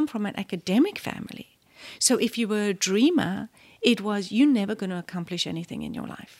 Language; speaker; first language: English; native; English